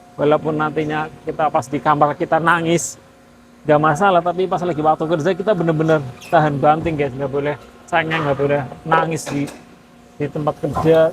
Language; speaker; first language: Indonesian; native; Indonesian